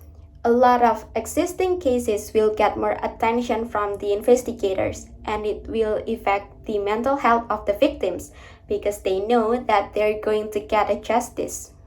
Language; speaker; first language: English; non-native, learner; Indonesian